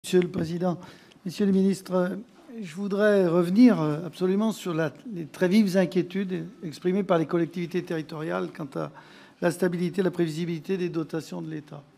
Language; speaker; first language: French; native; French